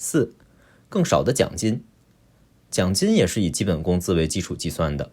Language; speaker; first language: Chinese; native; Chinese